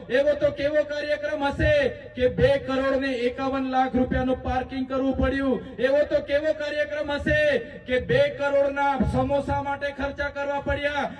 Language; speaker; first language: Gujarati; non-native, local second language; Vasavi